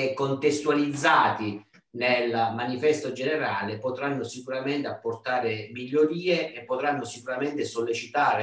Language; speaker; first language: Italian; native; Italian